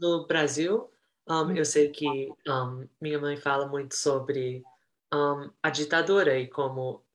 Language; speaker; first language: Portuguese; early bilingual, heritage; Portuguese